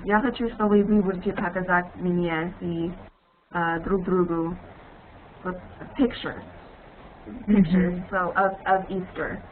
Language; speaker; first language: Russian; non-native, learner; English